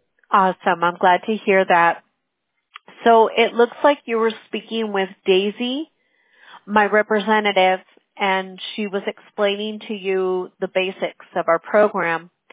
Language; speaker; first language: English; early bilingual, other home language; Spanish